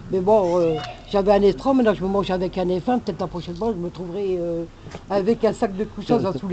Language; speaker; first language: French; native; French